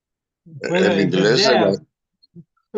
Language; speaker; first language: Spanish; non-native, learner; English